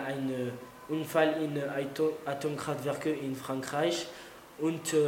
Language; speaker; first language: German; non-native, learner; French